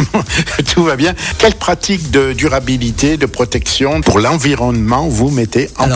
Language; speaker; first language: French; native; French